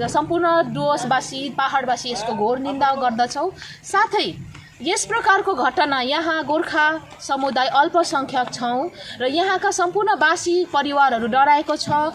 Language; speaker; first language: Nepali; native; Nepali